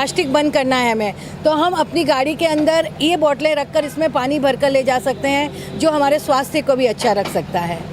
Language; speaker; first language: Hindi; native; Hindi